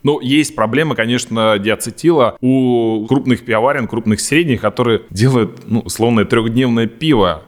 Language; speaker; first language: Russian; native; Russian